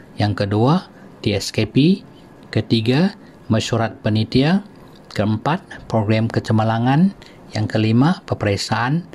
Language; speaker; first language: Malay; non-native, local second language; Chinese